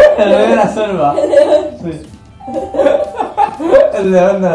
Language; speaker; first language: Spanish; native; Spanish